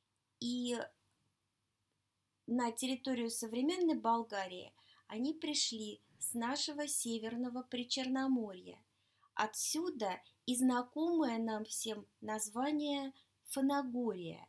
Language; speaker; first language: Russian; native; Russian